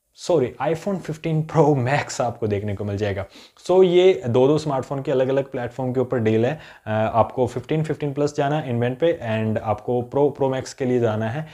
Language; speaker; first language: Hindi; native; Hindi